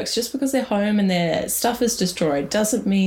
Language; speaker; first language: English; native; English